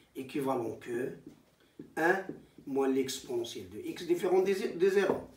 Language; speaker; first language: French; non-native, local second language; Arabic